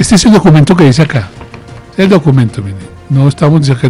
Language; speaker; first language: Spanish; native; Spanish